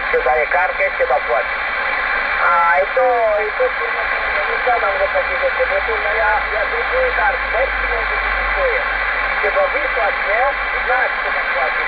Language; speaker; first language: Polish; non-native, learner; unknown